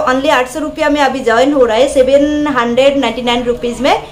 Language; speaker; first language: Hindi; non-native, local second language; Bangla